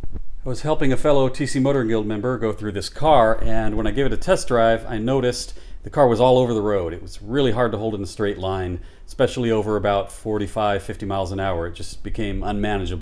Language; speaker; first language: English; native; English